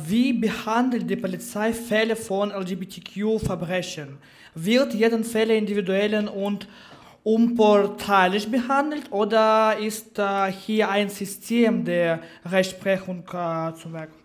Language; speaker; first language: German; non-native, learner; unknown